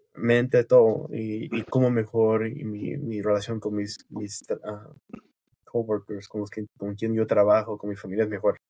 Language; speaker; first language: Spanish; non-native, fluent; English